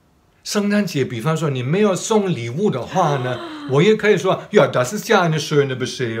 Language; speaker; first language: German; non-native, fluent; Chinese